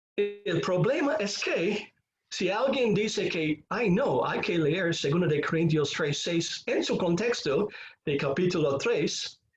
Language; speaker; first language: Spanish; non-native, fluent; English